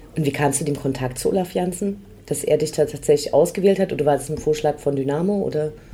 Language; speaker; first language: German; native; German